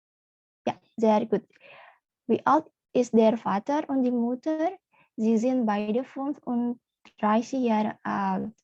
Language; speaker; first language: German; non-native, fluent; Indonesian